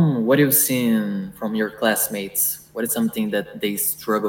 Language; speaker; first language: English; non-native, fluent; Portuguese